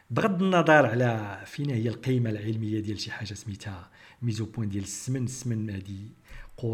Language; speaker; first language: French; non-native, local second language; Arabic